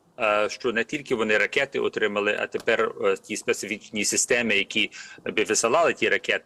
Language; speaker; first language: Ukrainian; early bilingual, heritage; Ukrainian